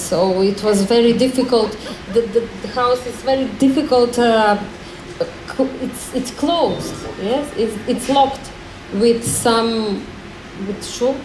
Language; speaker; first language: English; non-native, learner; Macedonian